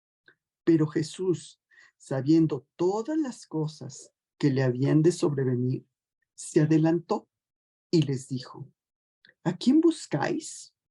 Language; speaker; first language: Spanish; native; Spanish